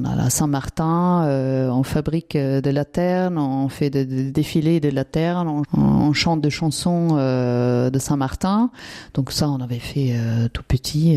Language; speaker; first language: French; non-native, fluent; German